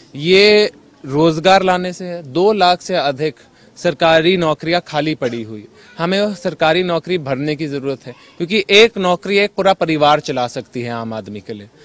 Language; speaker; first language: Hindi; native; Hindi